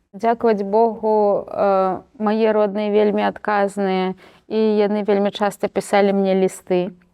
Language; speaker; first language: Belarusian; non-native, local second language; Russian